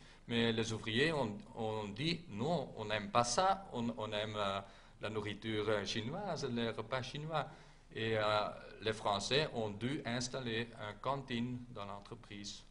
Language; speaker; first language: French; non-native, local second language; Dutch